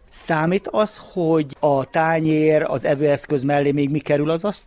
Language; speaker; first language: Hungarian; native; Hungarian